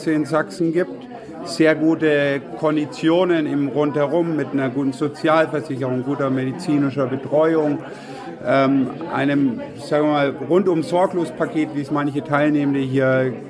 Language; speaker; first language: German; native; German